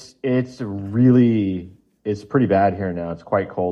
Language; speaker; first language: English; native; English